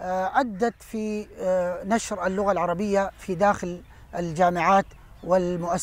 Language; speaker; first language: Arabic; non-native, fluent; Urdu